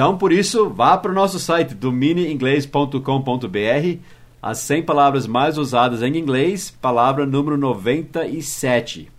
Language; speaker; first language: Portuguese; non-native, fluent; English